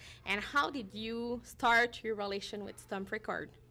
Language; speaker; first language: English; non-native, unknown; French